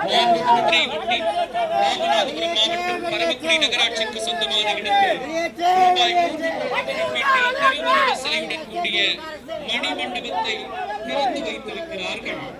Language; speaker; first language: Tamil; native; Tamil